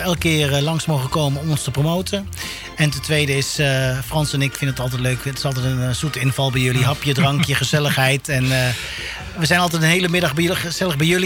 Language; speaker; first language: Dutch; native; Dutch